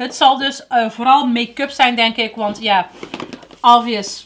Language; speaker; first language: Dutch; native; Dutch